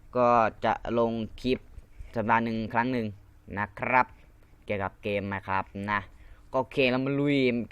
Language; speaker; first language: Thai; non-native, local second language; Lao